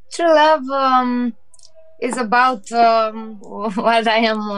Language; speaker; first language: English; non-native, learner; Romanian